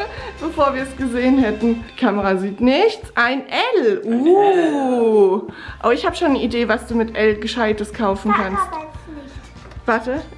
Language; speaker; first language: German; native; German